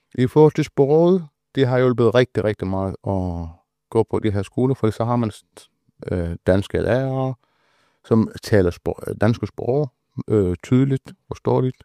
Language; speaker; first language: Danish; non-native, fluent; Arabic